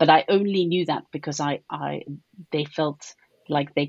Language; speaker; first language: English; native; English